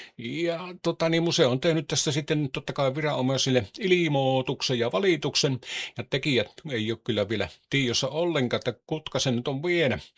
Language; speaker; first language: Finnish; native; Finnish